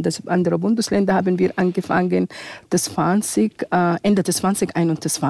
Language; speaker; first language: German; non-native, fluent; Arabic